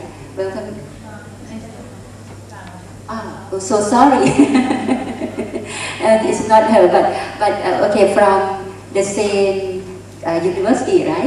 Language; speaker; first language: English; non-native, fluent; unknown